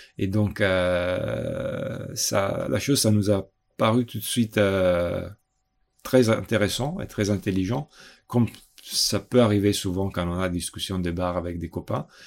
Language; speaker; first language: French; non-native, fluent; Italian